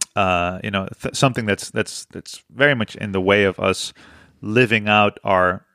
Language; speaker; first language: English; non-native, fluent; Dutch